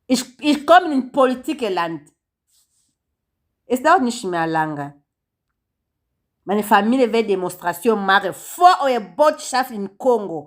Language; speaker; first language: German; non-native, learner; Lingala